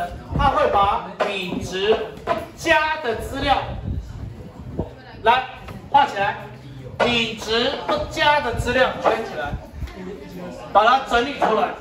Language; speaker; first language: Chinese; native; Chinese